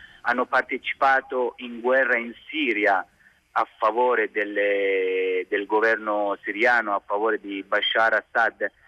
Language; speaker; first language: Italian; non-native, fluent; Hazaragi